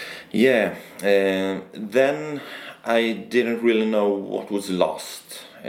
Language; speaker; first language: English; non-native, fluent; Swedish